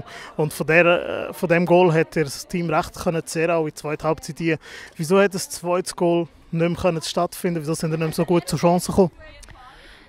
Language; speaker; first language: German; native; German